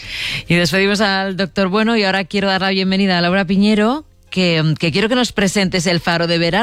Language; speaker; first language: Spanish; native; Spanish